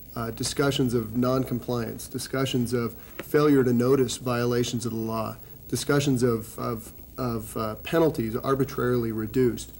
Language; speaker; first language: English; native; English